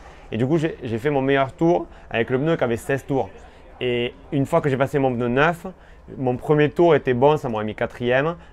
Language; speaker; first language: French; native; French